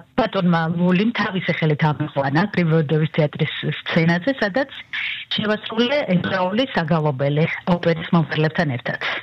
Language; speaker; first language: Georgian; native; Georgian